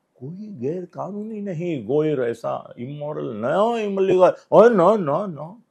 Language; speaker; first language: Hindi; non-native, local second language; Marathi